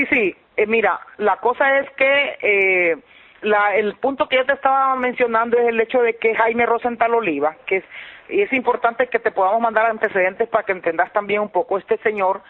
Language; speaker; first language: Spanish; native; Spanish